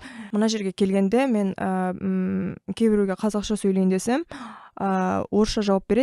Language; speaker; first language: Kazakh; early bilingual, heritage; Kazakh